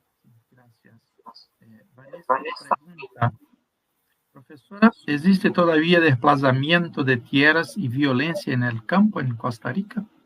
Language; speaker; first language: Spanish; non-native, fluent; Portuguese